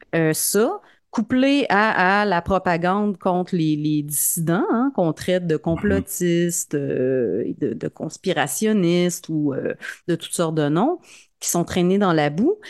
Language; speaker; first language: French; native; French